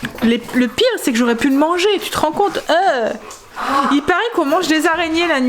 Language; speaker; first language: French; native; French